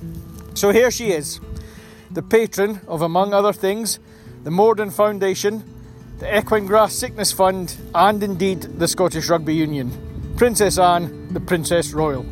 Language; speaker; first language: English; native; English